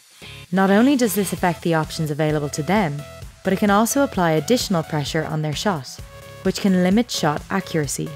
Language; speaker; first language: English; native; English